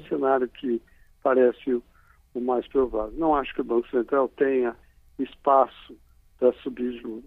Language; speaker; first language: Portuguese; native; Portuguese